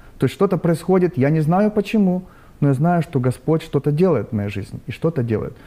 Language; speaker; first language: Russian; native; Russian